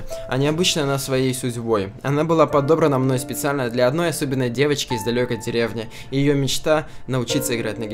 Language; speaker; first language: Russian; native; Russian